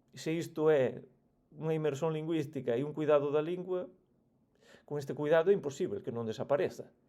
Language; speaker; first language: Galician; native; Galician